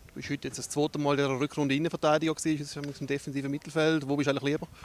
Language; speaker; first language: German; native; German